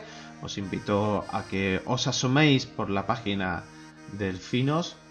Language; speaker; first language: Spanish; native; Spanish